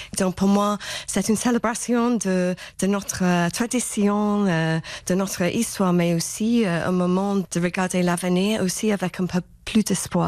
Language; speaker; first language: French; non-native, fluent; English